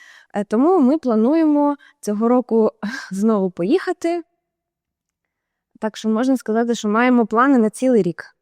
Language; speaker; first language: Ukrainian; native; Ukrainian